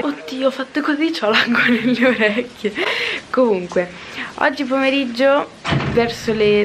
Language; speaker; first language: Italian; native; Italian